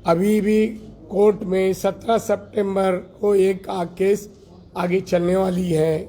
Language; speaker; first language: Hindi; non-native, local second language; Marathi